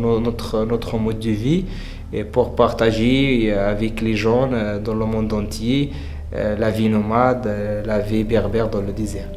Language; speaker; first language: French; non-native, learner; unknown